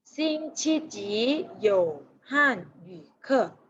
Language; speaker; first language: Chinese; non-native, fluent; Thai